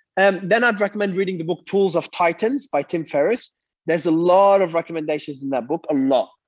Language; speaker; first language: English; early bilingual, other home language; Arabic